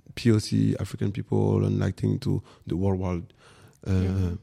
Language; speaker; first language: English; non-native, fluent; French